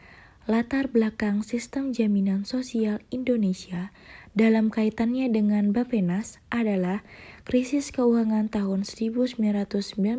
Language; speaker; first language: Indonesian; native; Indonesian